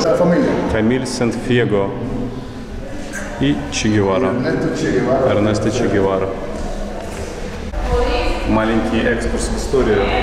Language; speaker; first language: Russian; native; Russian